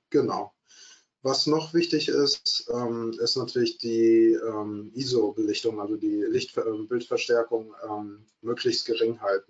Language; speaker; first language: German; native; German